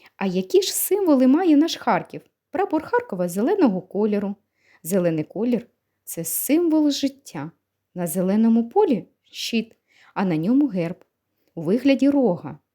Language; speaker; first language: Ukrainian; native; Ukrainian